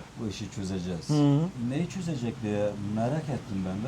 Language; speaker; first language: Turkish; native; Turkish